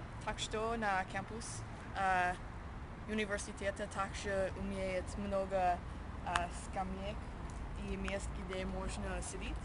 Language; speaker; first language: Russian; non-native, learner; English